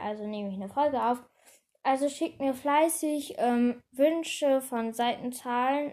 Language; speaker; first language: German; native; German